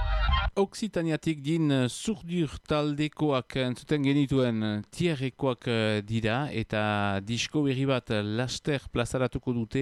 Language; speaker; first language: Basque; native; Basque